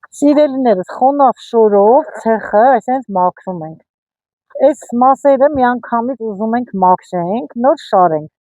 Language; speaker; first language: Armenian; native; Armenian